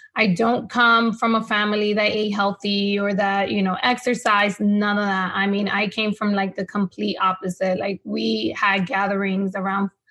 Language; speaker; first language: English; non-native, fluent; Spanish